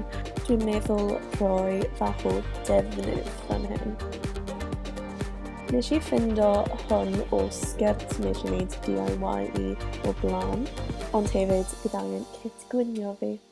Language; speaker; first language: Welsh; non-native, local second language; English